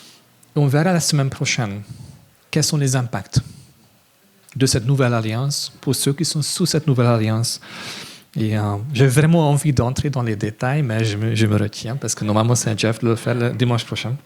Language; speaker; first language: French; non-native, fluent; English